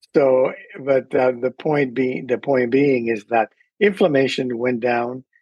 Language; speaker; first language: English; early bilingual, other home language; Spanish